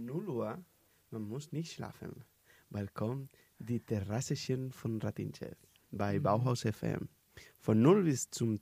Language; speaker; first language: German; non-native, learner; Spanish